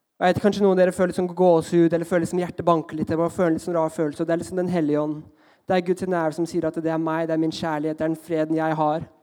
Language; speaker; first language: Norwegian; early bilingual, heritage; Norwegian